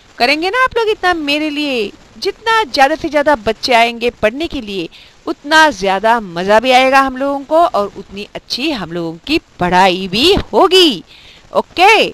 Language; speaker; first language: Hindi; non-native, local second language; Marathi